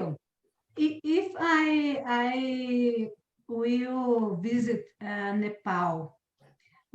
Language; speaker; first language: English; non-native, learner; Portuguese